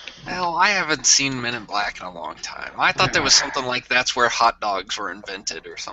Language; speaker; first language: English; native; English